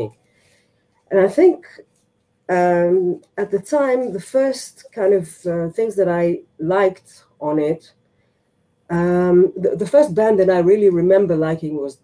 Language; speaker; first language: English; non-native, fluent; Hebrew